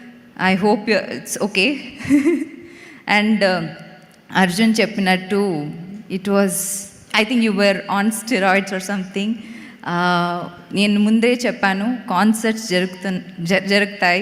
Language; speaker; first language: Telugu; non-native, learner; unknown